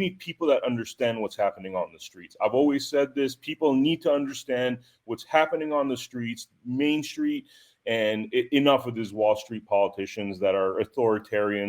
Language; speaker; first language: English; native; English